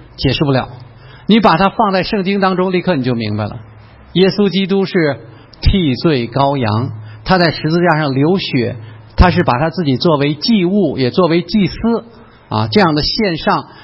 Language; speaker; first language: Chinese; native; Chinese